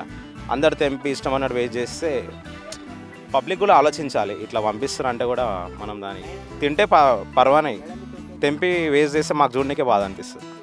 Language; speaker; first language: Telugu; native; Telugu